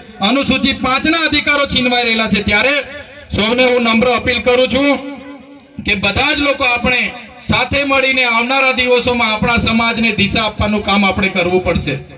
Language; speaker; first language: Gujarati; non-native, local second language; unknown